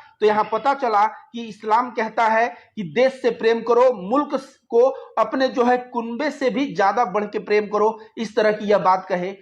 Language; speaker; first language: Hindi; native; Hindi